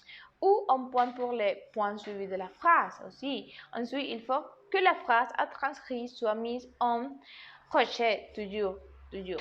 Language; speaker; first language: French; non-native, learner; Spanish